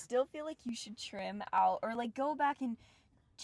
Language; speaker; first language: English; native; English